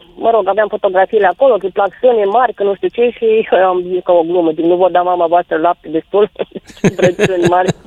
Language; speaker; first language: Romanian; native; Romanian